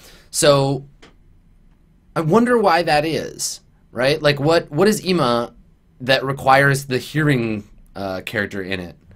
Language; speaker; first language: English; native; English